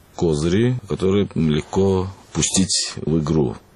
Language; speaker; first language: Russian; non-native, local second language; Georgian